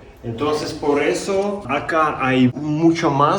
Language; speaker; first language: Spanish; non-native, fluent; Russian